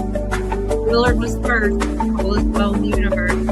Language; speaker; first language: English; native; English